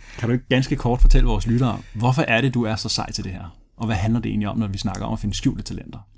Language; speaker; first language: Danish; early bilingual, other home language; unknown